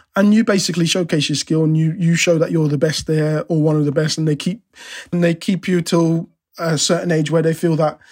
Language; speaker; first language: English; native; English